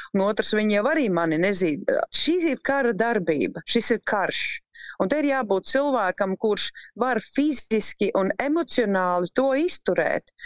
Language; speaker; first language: Latvian; native; Latvian